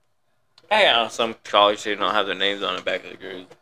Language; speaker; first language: English; native; English